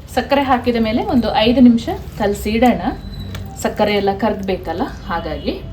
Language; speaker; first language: Kannada; non-native, local second language; Kodava